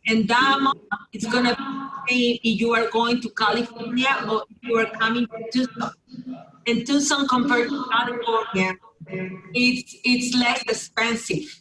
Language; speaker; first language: English; non-native, fluent; Spanish